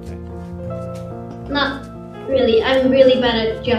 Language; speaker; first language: English; non-native, fluent; Swedish